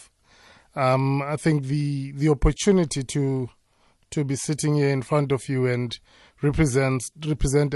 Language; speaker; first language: English; non-native, local second language; Zulu